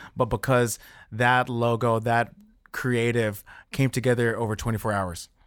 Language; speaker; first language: English; native; English